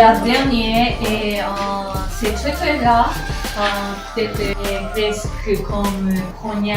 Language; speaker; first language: French; non-native, learner; Japanese